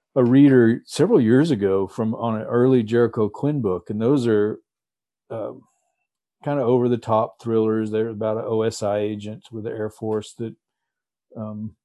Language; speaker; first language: English; native; English